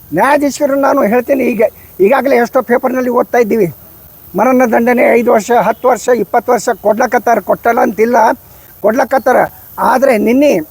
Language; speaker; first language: Kannada; non-native, local second language; Lambadi